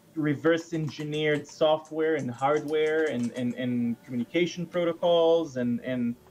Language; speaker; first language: English; non-native, fluent; Hebrew